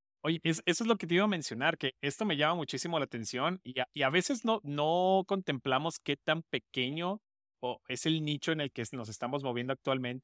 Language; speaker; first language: Spanish; native; Spanish